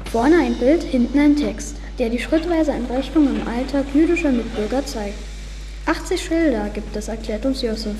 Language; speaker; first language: German; native; German